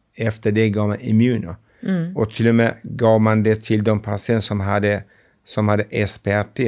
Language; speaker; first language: Swedish; non-native, fluent; Arabic